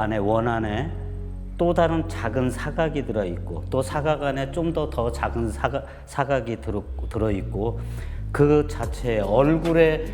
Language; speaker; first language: Korean; native; Korean